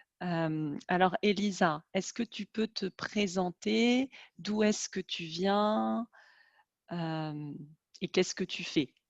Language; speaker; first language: French; native; French